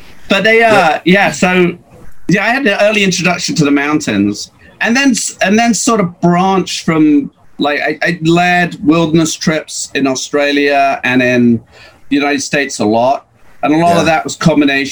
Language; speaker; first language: English; native; English